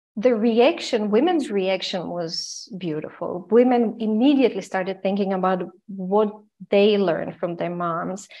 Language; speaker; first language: English; non-native, fluent; Croatian